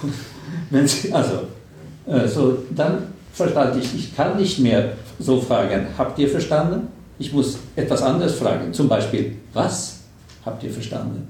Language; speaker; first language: German; non-native, fluent; Swedish